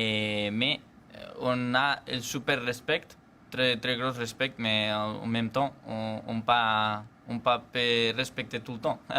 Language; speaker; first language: French; non-native, learner; Spanish